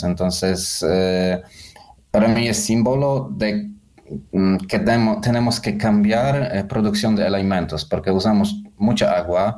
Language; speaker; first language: Spanish; non-native, learner; Polish